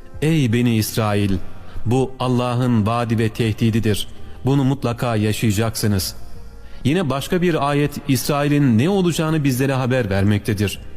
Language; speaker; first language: Turkish; native; Turkish